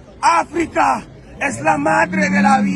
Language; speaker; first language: Spanish; non-native, fluent; Haitian Creole